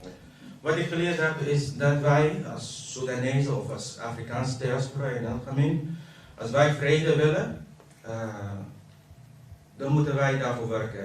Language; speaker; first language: Dutch; non-native, fluent; Arabic